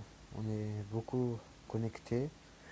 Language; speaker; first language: French; native; French